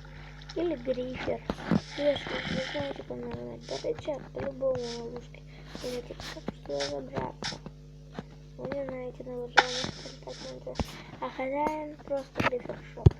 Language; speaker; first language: Russian; native; Russian